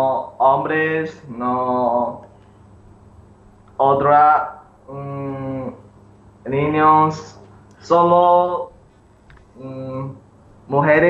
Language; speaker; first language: Spanish; non-native, learner; English